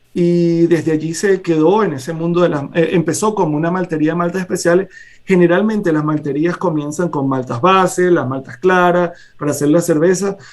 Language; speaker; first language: Spanish; native; Spanish